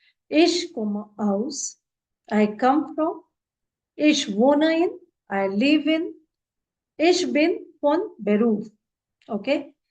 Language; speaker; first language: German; non-native, fluent; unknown